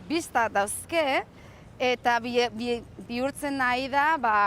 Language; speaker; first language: Basque; non-native, local second language; Spanish